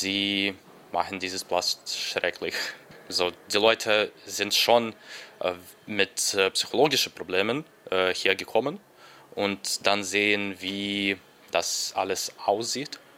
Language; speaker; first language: German; non-native, learner; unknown